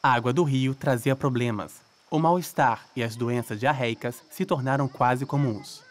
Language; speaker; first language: Portuguese; native; Portuguese